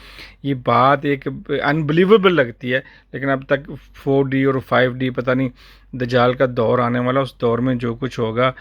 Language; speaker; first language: Urdu; native; Urdu